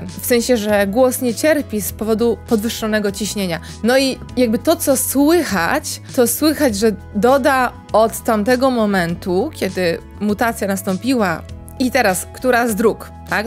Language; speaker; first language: Polish; native; Polish